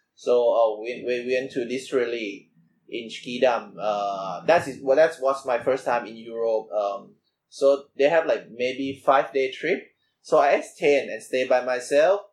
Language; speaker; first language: English; non-native, learner; Thai